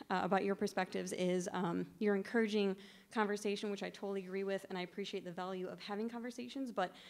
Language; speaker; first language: English; native; English